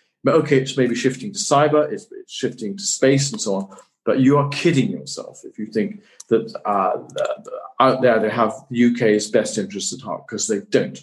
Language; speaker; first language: English; native; English